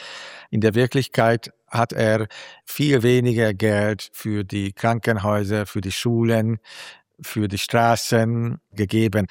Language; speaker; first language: German; non-native, fluent; Hungarian